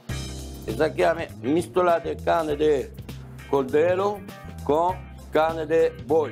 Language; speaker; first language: Portuguese; non-native, fluent; French